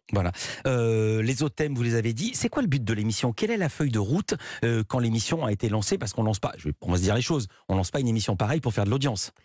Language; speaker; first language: French; native; French